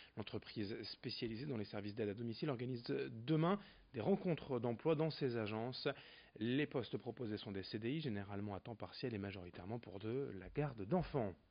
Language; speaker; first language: French; native; French